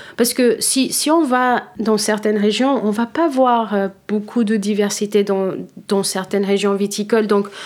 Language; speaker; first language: French; non-native, fluent; English